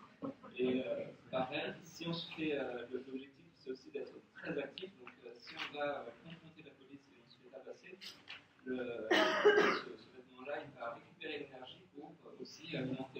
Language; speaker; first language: French; native; French